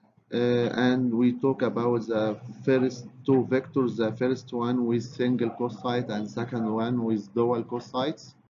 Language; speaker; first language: English; non-native, fluent; Arabic